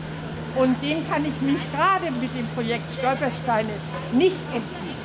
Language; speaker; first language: German; native; German